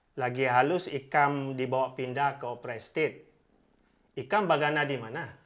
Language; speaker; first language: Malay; native; Malay